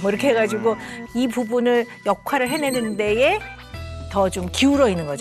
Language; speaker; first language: Korean; native; Korean